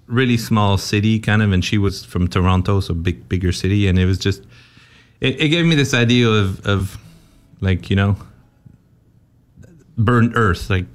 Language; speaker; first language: English; non-native, fluent; French